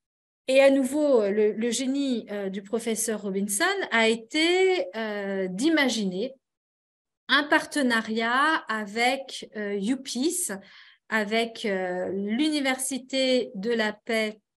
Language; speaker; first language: French; native; French